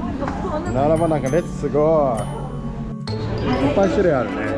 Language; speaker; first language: Japanese; native; Japanese